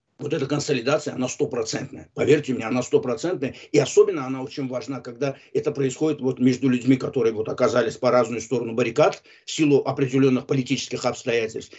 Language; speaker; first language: Russian; non-native, local second language; Azerbaijani